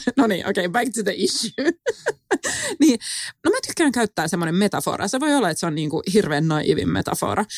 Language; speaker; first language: Finnish; non-native, local second language; Swedish